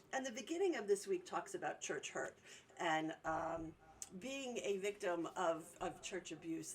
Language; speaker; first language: English; native; English